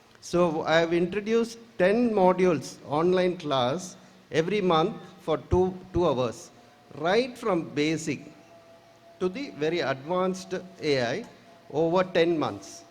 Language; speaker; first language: English; non-native, local second language; Malayalam